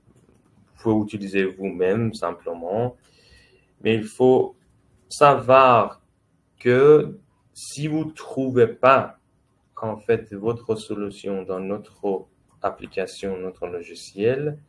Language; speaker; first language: French; non-native, fluent; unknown